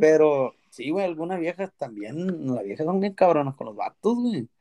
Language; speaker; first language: Spanish; early bilingual, heritage; Spanish